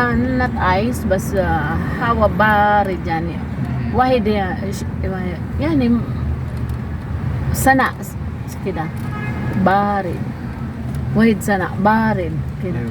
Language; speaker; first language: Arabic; non-native, learner; Filipino